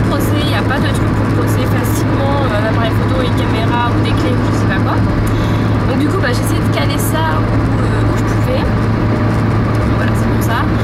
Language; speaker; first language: French; native; French